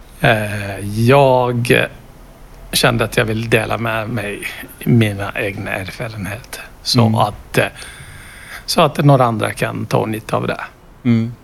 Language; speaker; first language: Swedish; non-native, fluent; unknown